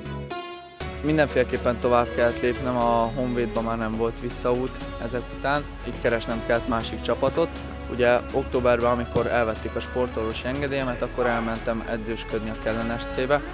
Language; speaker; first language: Hungarian; native; Hungarian